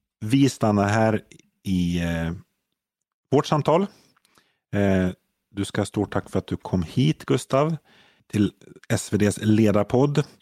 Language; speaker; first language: Swedish; native; Swedish